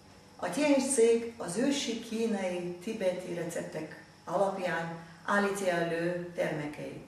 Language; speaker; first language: Hungarian; non-native, fluent; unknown